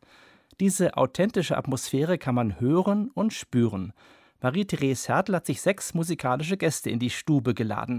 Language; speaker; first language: German; native; German